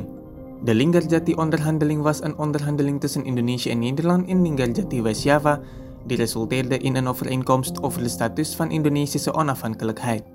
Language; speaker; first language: Dutch; non-native, fluent; Indonesian